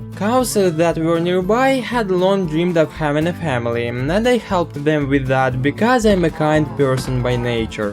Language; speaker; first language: English; non-native, fluent; Russian